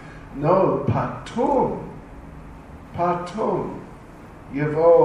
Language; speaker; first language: Russian; non-native, learner; English